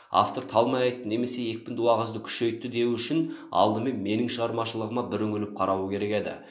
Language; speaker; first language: Kazakh; native; Kazakh